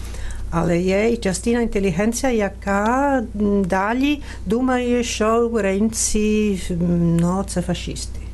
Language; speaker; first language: Ukrainian; non-native, fluent; Italian